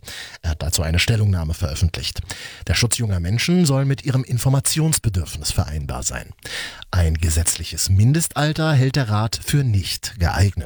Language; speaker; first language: German; native; German